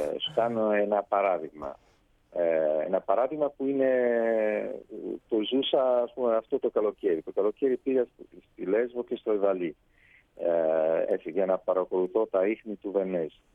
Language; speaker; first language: Greek; non-native, fluent; Italian